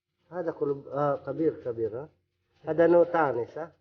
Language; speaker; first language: Arabic; non-native, learner; Filipino